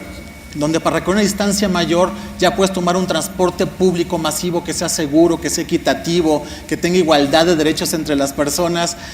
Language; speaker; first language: Spanish; native; Spanish